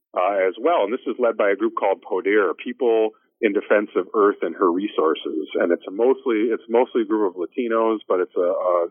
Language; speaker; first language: English; native; English